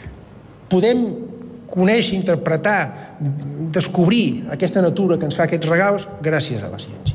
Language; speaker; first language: Catalan; native; Catalan